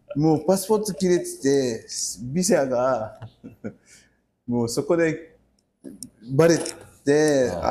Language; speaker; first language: Japanese; non-native, fluent; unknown